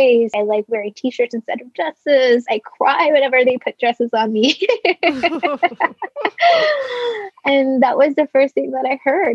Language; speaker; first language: English; non-native, local second language; Filipino